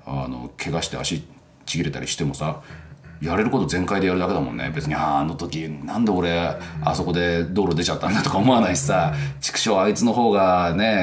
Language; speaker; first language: Japanese; native; Japanese